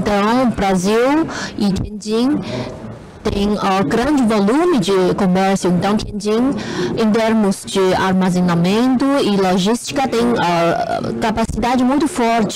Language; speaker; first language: Portuguese; non-native, fluent; Chinese